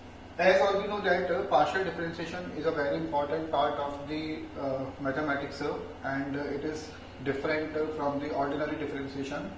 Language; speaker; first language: English; non-native, local second language; Hindi